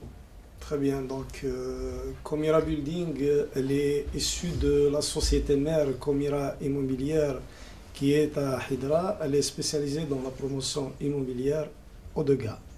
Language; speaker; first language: French; non-native, local second language; Kabyle